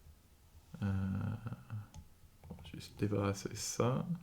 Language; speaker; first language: French; non-native, fluent; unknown